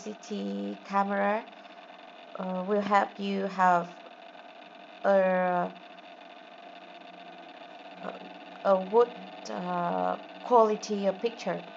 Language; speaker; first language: English; non-native, learner; Vietnamese